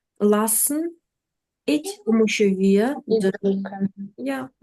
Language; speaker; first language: German; non-native, fluent; Ukrainian